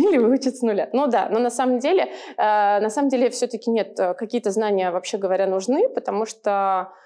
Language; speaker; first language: Russian; native; Russian